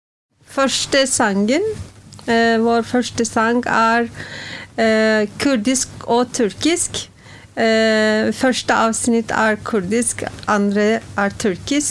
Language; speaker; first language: Norwegian; non-native, learner; Kurdish